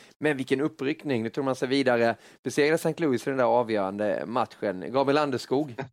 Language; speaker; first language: Swedish; native; Swedish